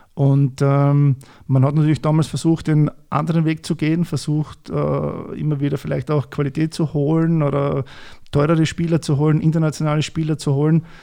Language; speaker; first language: German; native; German